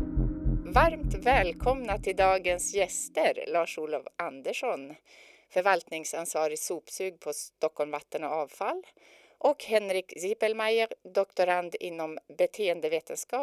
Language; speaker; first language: Swedish; native; Swedish